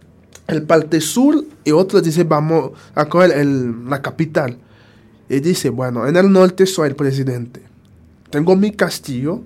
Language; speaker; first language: Spanish; non-native, fluent; Haitian Creole